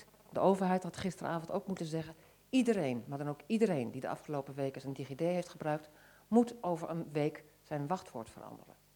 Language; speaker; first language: Dutch; native; Dutch